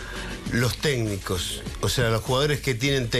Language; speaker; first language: Spanish; native; Spanish